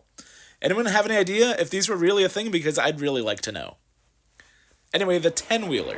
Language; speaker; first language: English; native; English